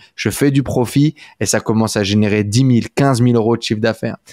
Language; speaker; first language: French; native; French